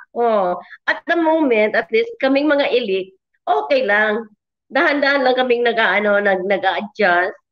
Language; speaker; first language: Filipino; non-native, local second language; Cebuano